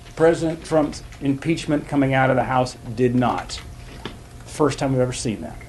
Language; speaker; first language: English; native; English